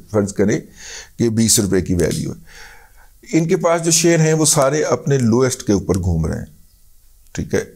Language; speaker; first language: Urdu; non-native, local second language; Punjabi